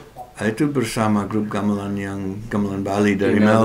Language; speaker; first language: Indonesian; non-native, fluent; English